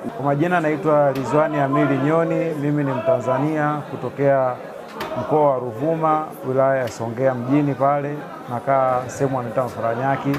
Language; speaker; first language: Swahili; native; Swahili